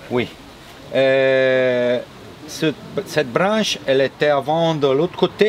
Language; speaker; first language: French; non-native, fluent; Italian